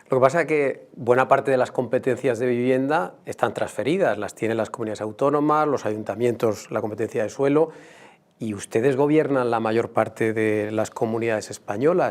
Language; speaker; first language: Spanish; native; Spanish